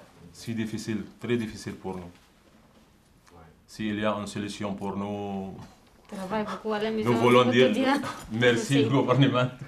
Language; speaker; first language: French; non-native, learner; Arabic